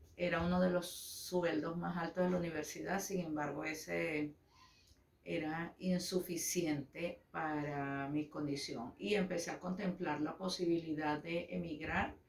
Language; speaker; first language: Spanish; native; Spanish